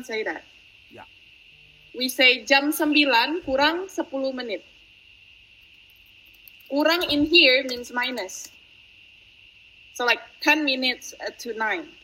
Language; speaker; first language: English; non-native, fluent; Indonesian